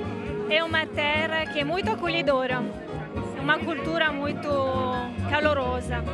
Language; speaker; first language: Portuguese; non-native, fluent; Italian